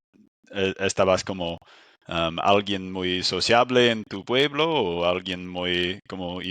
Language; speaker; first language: Spanish; non-native, fluent; English